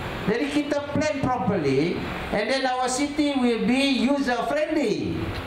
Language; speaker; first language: English; non-native, local second language; Malay